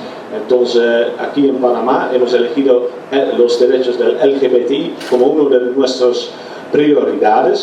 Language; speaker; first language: Spanish; non-native, fluent; Dutch